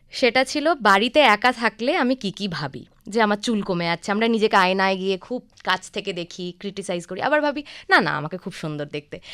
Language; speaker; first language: Bangla; native; Bangla